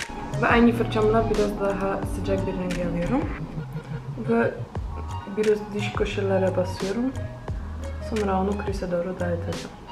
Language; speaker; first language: Turkish; non-native, fluent; Polish